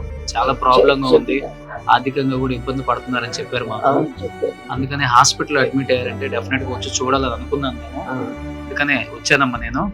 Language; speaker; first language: Telugu; native; Telugu